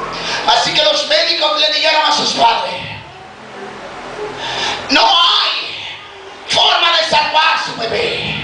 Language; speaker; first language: Spanish; native; Spanish